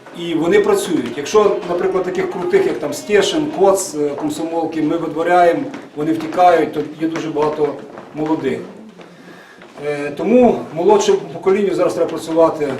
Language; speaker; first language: Ukrainian; native; Ukrainian